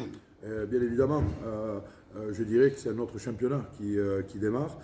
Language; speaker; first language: French; native; French